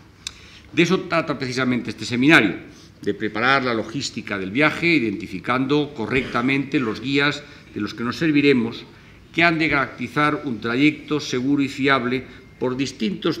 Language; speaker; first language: Spanish; native; Spanish